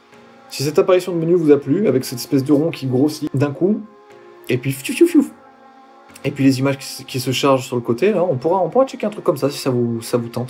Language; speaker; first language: French; native; French